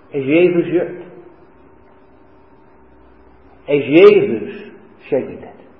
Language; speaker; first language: Hungarian; non-native, fluent; English